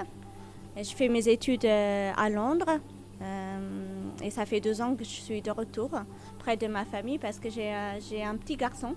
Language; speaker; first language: French; non-native, fluent; Amharic